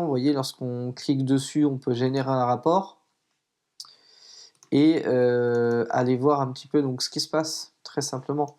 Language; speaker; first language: French; native; French